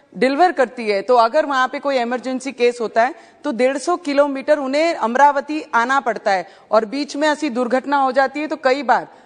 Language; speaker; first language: Hindi; non-native, local second language; Punjabi